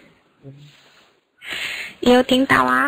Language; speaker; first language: Chinese; non-native, learner; Indonesian